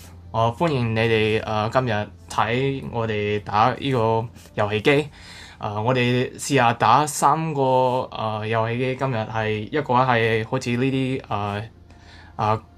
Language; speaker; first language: Cantonese; non-native, learner; English